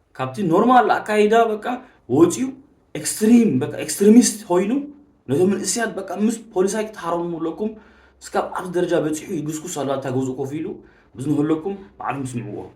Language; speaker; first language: Tigrinya; early bilingual, heritage; Tigrinya